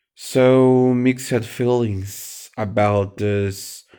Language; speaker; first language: English; non-native, learner; Portuguese